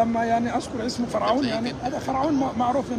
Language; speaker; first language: Arabic; non-native, learner; Bambara